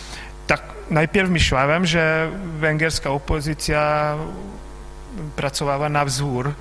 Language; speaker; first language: Polish; non-native, fluent; Hungarian